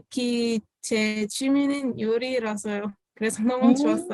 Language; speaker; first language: Korean; non-native, fluent; Arabic